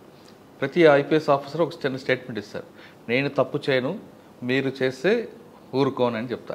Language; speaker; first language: Telugu; native; Telugu